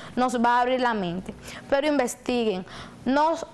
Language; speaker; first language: Spanish; native; Spanish